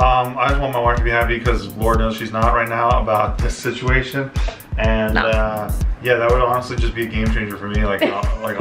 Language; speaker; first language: English; native; English